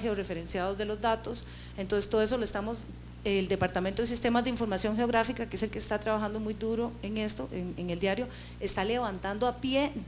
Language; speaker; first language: Spanish; native; Spanish